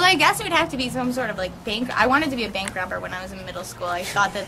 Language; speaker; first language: English; native; English